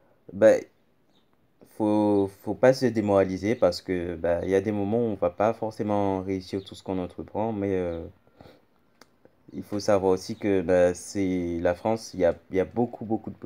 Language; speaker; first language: French; native; French